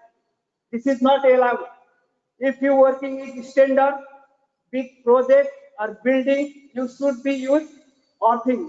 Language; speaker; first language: English; non-native, learner; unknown